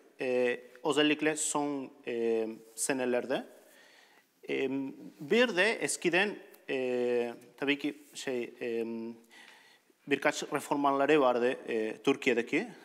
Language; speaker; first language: Turkish; non-native, learner; Spanish